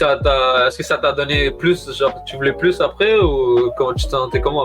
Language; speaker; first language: French; native; French